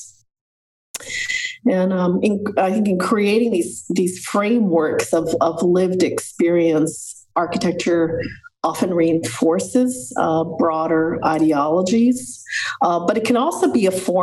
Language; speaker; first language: English; native; English